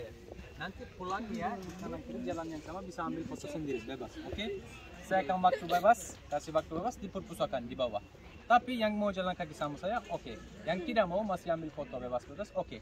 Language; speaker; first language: Indonesian; non-native, fluent; Turkish